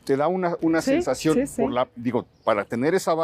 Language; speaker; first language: Spanish; native; Spanish